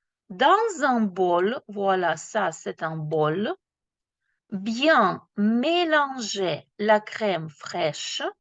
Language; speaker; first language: French; non-native, fluent; Ukrainian